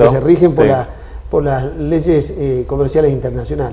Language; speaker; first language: Spanish; native; Spanish